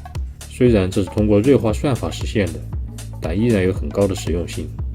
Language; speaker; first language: Chinese; native; Chinese